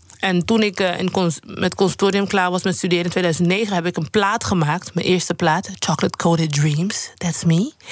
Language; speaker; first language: Dutch; non-native, local second language; Papiamento